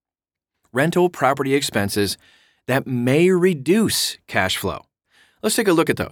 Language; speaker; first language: English; native; English